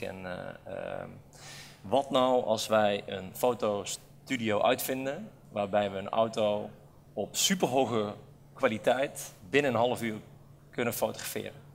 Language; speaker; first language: Dutch; native; Dutch